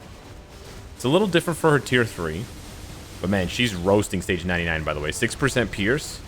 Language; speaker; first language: English; native; English